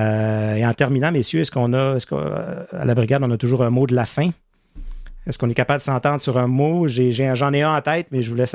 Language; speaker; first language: French; native; French